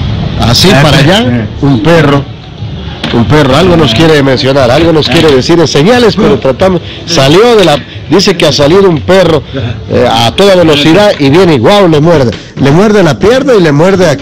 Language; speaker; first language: Spanish; native; Spanish